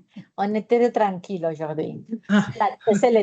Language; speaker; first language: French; non-native, fluent; Spanish